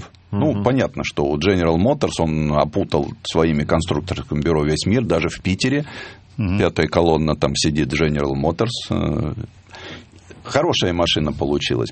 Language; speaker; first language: Russian; native; Russian